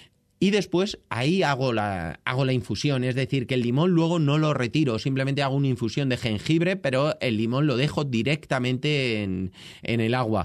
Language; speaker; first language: Spanish; native; Spanish